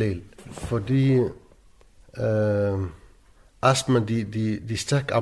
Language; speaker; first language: Danish; non-native, learner; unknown